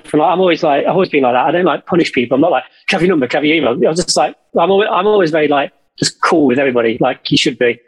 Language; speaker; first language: English; native; English